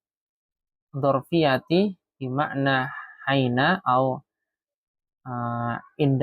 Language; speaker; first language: Arabic; non-native, fluent; Indonesian